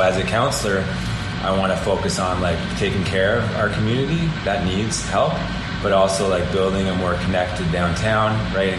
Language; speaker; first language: English; native; English